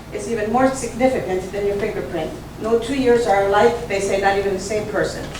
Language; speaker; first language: English; early bilingual, other home language; Italian